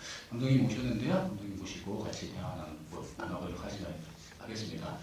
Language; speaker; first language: Korean; native; Korean